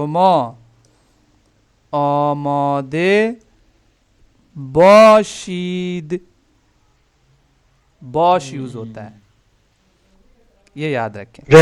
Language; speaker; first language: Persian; non-native, fluent; Urdu